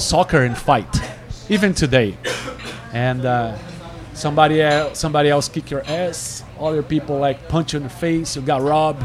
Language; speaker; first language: English; non-native, fluent; Portuguese